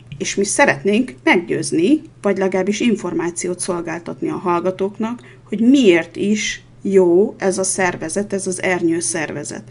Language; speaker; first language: Hungarian; native; Hungarian